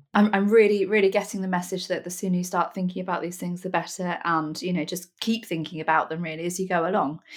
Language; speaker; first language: English; native; English